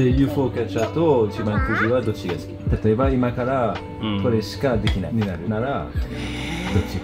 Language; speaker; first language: Japanese; non-native, fluent; French